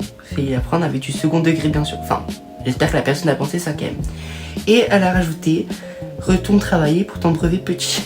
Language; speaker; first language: French; native; French